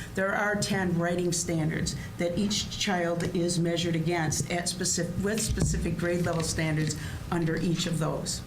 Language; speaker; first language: English; native; English